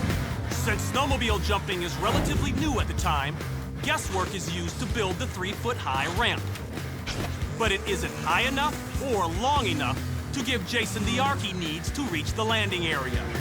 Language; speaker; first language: English; native; English